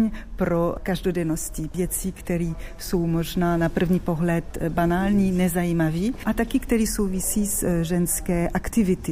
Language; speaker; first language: Czech; non-native, fluent; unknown